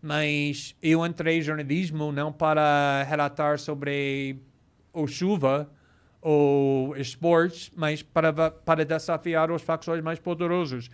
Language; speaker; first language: Portuguese; non-native, fluent; English